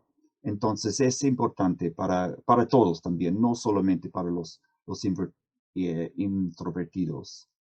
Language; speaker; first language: Spanish; non-native, fluent; English